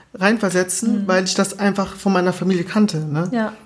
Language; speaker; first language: German; early bilingual, other home language; Portuguese